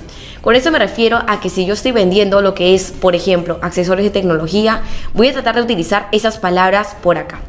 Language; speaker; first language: Spanish; native; Spanish